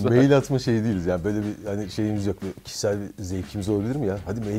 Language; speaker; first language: Turkish; native; Turkish